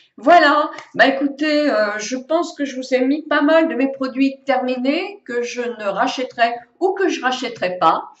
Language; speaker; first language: French; native; French